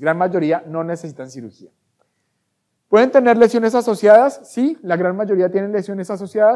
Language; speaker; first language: Spanish; native; Spanish